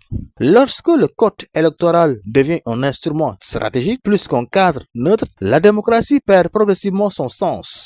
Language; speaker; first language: French; non-native, local second language; Wolof